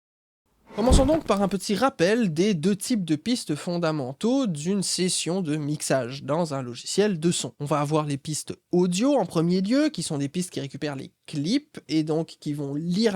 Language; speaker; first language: French; native; French